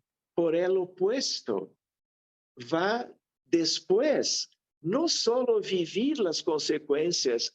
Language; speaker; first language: Spanish; non-native, fluent; Portuguese